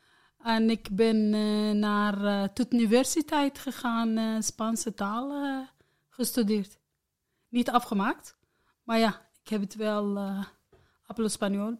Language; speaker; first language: Dutch; non-native, learner; Arabic